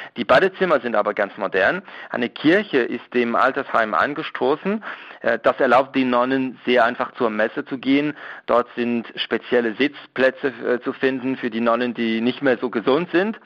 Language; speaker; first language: German; non-native, local second language; French